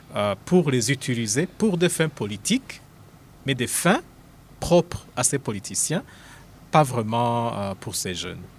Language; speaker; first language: French; non-native, local second language; Rundi